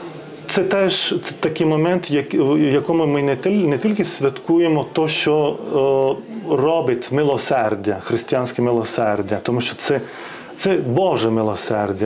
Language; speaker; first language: Ukrainian; non-native, fluent; Lithuanian